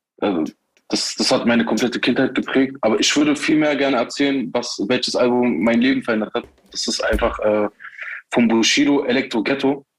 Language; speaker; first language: German; early bilingual, other home language; Turkish